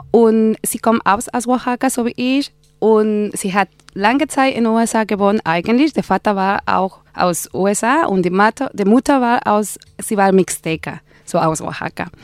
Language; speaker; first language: German; non-native, learner; Spanish